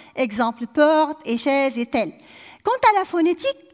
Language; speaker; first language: French; non-native, local second language; Arabic